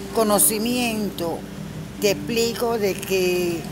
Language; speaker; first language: Spanish; native; Spanish